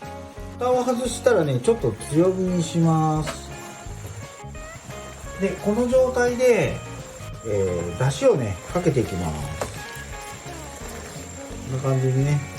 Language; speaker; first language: Japanese; native; Japanese